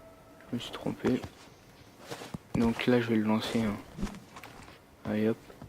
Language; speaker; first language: French; native; French